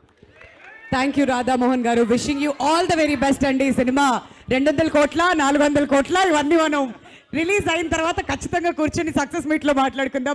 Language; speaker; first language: Telugu; native; Telugu